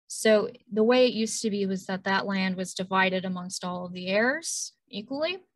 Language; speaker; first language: English; native; English